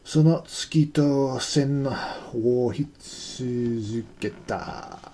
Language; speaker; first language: Japanese; non-native, learner; English